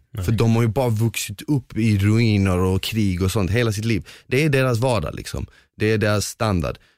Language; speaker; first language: Swedish; early bilingual, other home language; Bosnian